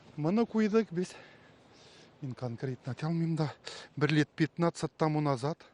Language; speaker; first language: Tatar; native; Tatar